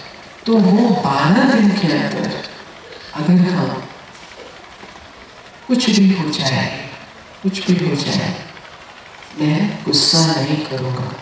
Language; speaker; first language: Hindi; native; Hindi